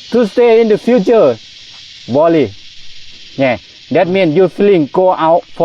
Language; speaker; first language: English; non-native, learner; Thai